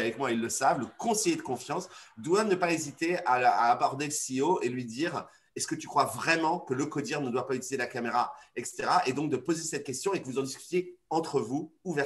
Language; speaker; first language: French; native; French